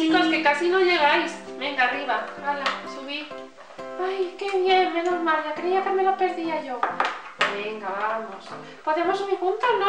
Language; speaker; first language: Spanish; native; Spanish